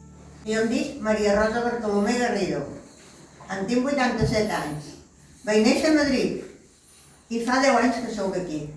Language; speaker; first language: Catalan; non-native, fluent; Spanish